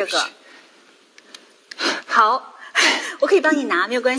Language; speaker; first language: Chinese; native; Chinese